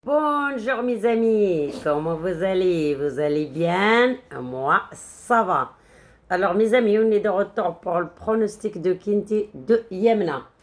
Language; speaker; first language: French; non-native, local second language; Arabic